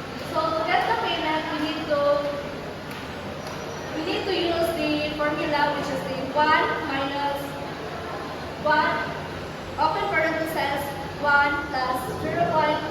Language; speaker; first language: English; non-native, local second language; Cebuano